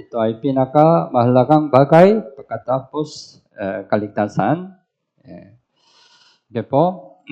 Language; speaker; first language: Filipino; non-native, learner; Korean